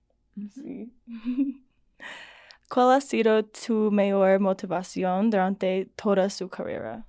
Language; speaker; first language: Spanish; non-native, learner; English